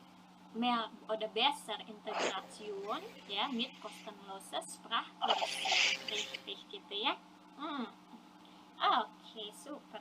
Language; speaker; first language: German; non-native, fluent; Indonesian